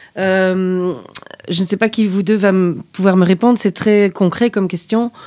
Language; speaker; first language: French; native; French